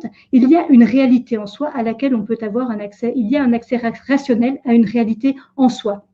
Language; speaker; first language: French; native; French